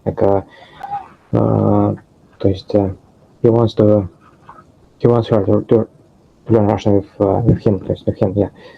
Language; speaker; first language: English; non-native, fluent; Russian